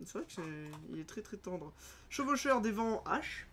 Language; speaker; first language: French; native; French